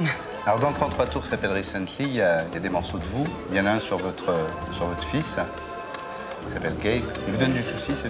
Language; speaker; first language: French; native; French